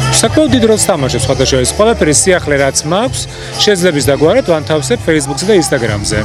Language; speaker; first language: Georgian; early bilingual, heritage; Georgian